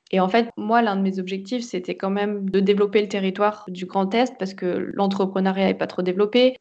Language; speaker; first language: French; native; French